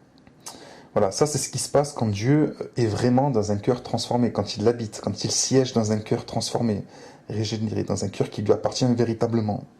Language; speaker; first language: French; native; French